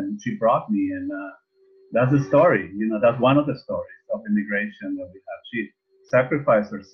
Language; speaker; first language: English; non-native, fluent; Spanish